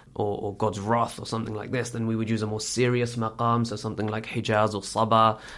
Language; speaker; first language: English; native; English